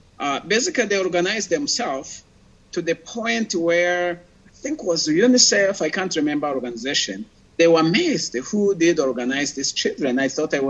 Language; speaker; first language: English; non-native, local second language; Kinyarwanda